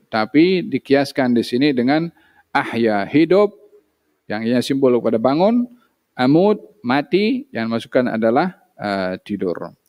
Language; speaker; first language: Malay; native; Malay